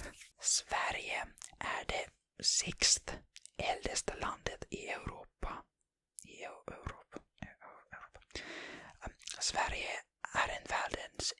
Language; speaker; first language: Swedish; non-native, learner; Finnish